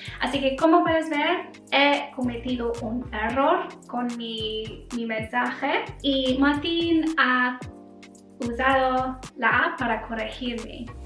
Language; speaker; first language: Spanish; non-native, learner; English